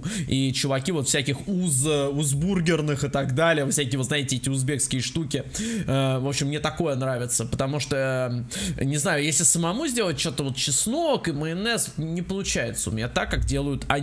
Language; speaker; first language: Russian; native; Russian